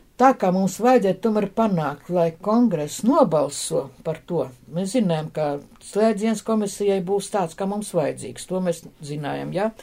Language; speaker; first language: Latvian; non-native, local second language; Russian